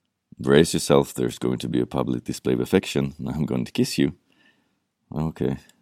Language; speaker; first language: English; non-native, fluent; Swedish